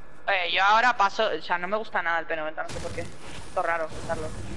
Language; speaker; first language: Spanish; early bilingual, heritage; Spanish